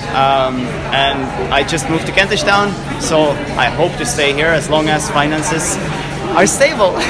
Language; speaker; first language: English; non-native, fluent; Dutch